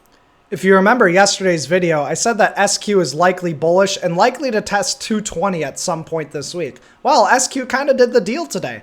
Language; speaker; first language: English; native; English